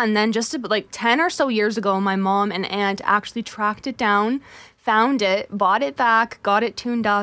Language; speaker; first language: English; native; English